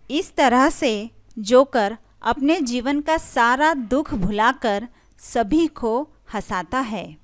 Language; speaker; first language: Hindi; non-native, local second language; Marathi